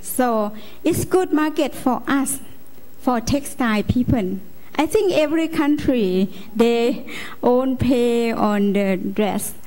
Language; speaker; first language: English; non-native, learner; Lao